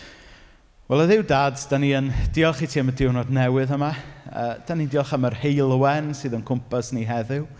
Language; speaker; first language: Welsh; native; Welsh